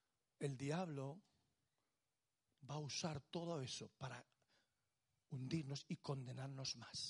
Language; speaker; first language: Spanish; native; Spanish